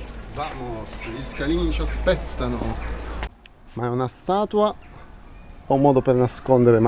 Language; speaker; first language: Italian; native; Italian